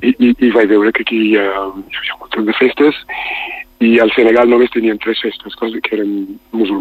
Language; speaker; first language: Catalan; non-native, fluent; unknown